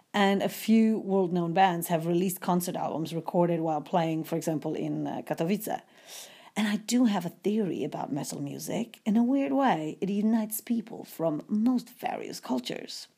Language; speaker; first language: English; non-native, fluent; Polish